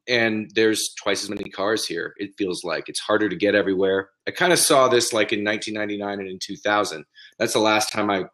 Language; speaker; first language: English; native; English